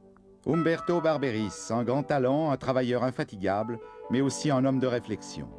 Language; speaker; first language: French; native; French